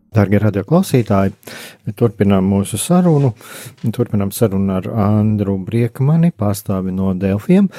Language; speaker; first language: Latvian; native; Latvian